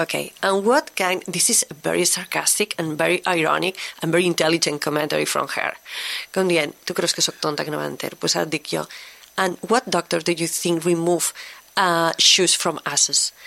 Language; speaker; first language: English; non-native, fluent; Catalan